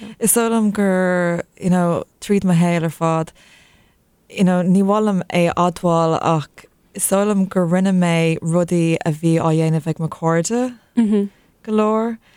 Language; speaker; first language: Irish; non-native, local second language; English